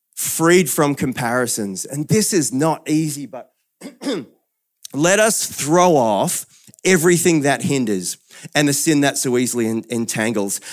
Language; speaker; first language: English; native; English